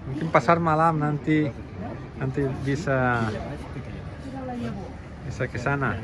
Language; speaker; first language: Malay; non-native, fluent; Catalan